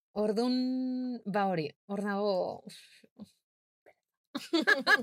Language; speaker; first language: Basque; non-native, local second language; Spanish